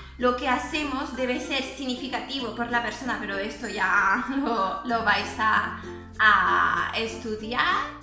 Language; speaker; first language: Spanish; non-native, fluent; French